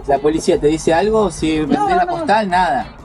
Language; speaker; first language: Spanish; native; Spanish